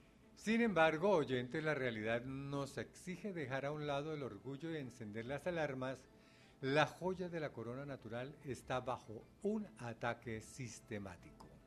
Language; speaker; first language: Spanish; native; Spanish